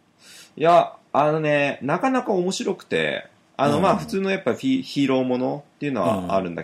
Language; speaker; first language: Japanese; native; Japanese